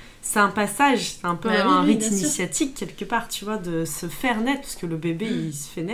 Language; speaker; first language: French; native; French